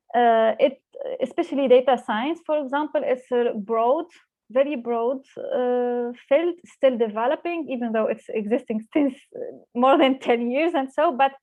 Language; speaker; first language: English; non-native, fluent; Arabic